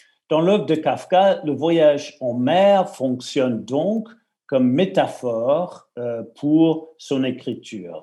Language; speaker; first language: French; non-native, fluent; English